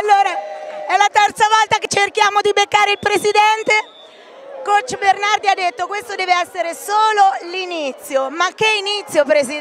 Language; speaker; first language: Italian; native; Italian